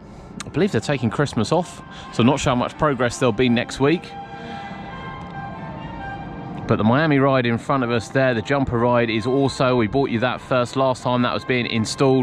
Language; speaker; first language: English; native; English